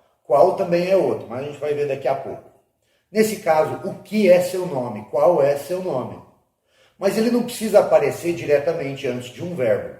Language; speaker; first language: Portuguese; non-native, fluent; English